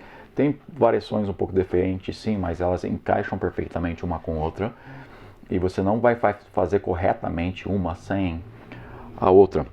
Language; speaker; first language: Portuguese; non-native, fluent; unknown